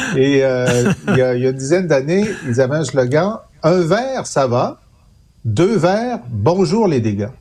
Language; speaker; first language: French; native; French